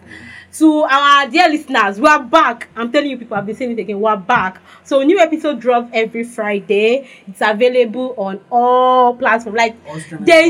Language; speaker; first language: English; non-native, local second language; Yoruba